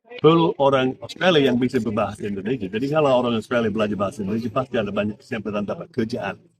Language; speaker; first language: Indonesian; non-native, fluent; English